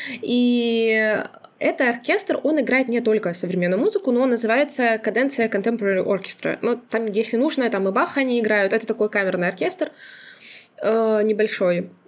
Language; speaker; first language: Russian; non-native, local second language; Azerbaijani